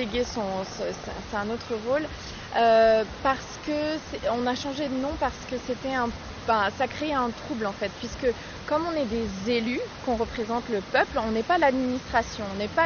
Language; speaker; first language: French; native; French